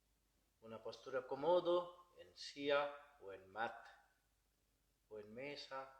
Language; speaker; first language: Spanish; non-native, learner; Bangla